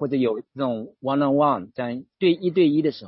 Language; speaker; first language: Chinese; native; Chinese